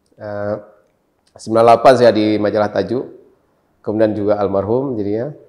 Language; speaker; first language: Indonesian; native; Indonesian